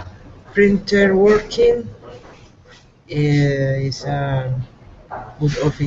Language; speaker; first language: English; non-native, learner; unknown